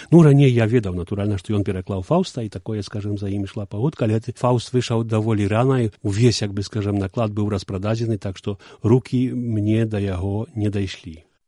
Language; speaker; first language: Belarusian; native; Belarusian